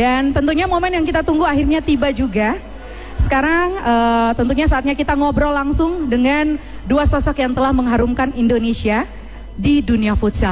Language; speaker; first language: Indonesian; native; Indonesian